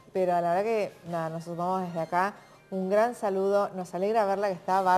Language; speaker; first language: Spanish; native; Spanish